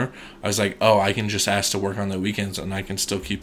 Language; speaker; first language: English; native; English